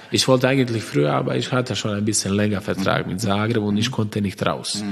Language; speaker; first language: German; non-native, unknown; Croatian